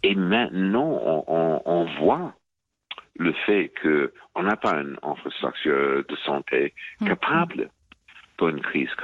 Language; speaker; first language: French; non-native, fluent; English